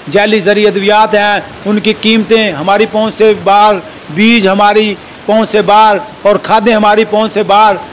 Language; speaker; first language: Urdu; native; Urdu